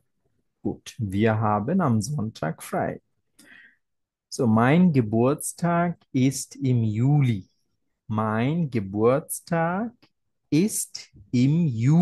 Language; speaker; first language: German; non-native, fluent; Bangla